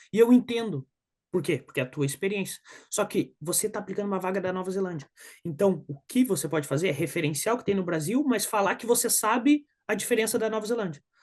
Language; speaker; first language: Portuguese; native; Portuguese